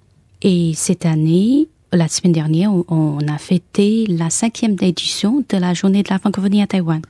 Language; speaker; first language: French; non-native, fluent; Chinese